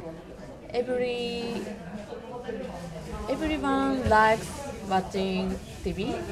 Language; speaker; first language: English; non-native, learner; Japanese